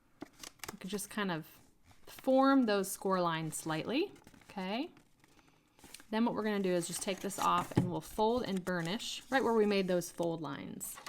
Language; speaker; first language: English; native; English